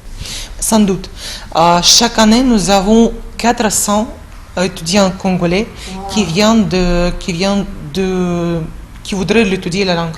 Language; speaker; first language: French; non-native, fluent; Russian